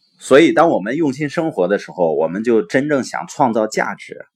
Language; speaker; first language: Chinese; native; Chinese